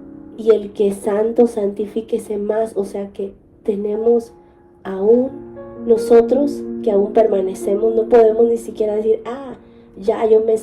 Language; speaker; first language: Spanish; native; Spanish